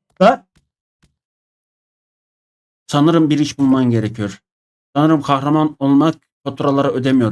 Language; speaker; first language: Turkish; native; Turkish